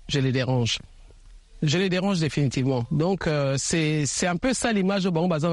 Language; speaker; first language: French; non-native, local second language; Lingala